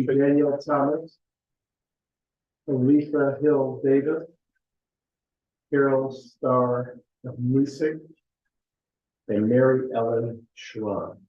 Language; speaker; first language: English; native; English